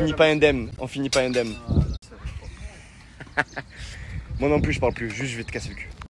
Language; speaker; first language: French; native; French